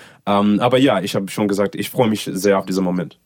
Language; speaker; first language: German; non-native, learner; English